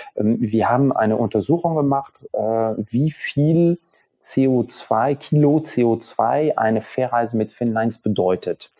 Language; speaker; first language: German; non-native, fluent; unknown